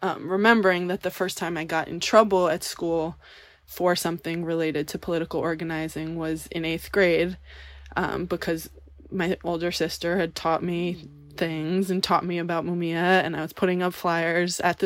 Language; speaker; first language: English; native; English